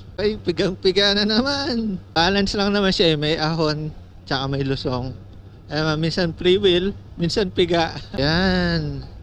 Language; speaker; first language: Filipino; non-native, local second language; Pampanga